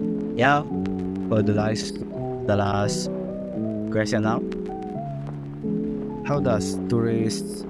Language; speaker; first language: English; non-native, learner; Indonesian